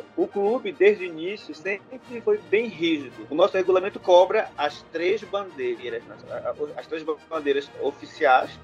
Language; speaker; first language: Portuguese; native; Portuguese